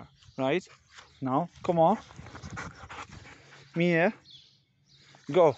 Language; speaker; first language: English; non-native, learner; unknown